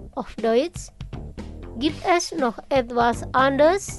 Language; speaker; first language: German; non-native, fluent; Indonesian